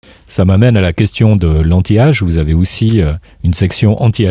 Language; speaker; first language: French; native; French